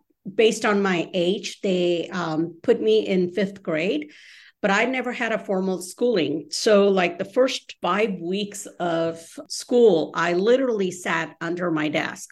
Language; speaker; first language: English; early bilingual, other home language; Bangla